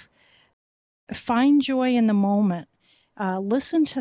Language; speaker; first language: English; native; English